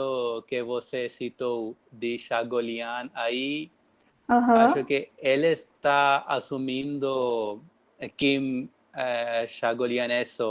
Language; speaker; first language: Portuguese; non-native, learner; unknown